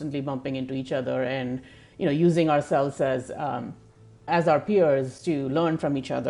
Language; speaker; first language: English; non-native, local second language; Hindi